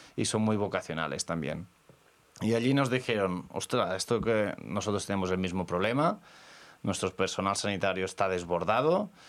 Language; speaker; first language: Spanish; native; Spanish